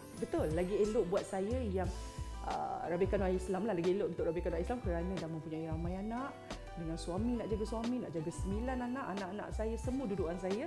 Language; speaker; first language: Malay; native; Malay